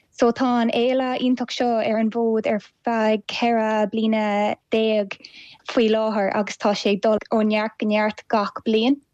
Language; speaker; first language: Irish; non-native, local second language; English